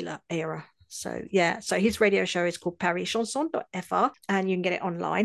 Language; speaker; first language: English; native; English